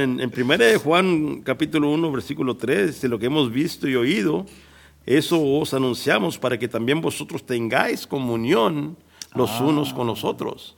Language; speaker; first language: Spanish; native; Spanish